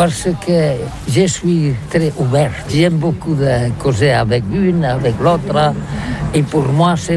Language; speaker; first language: French; non-native, learner; Catalan